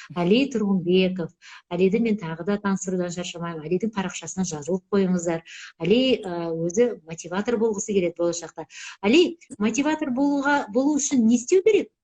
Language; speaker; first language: Kazakh; native; Kazakh